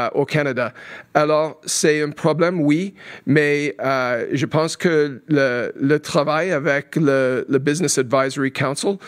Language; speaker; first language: French; non-native, learner; English